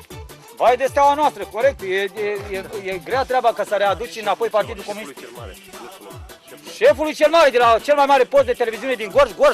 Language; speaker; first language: Romanian; native; Romanian